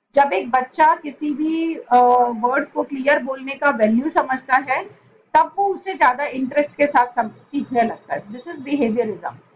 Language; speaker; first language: Hindi; native; Hindi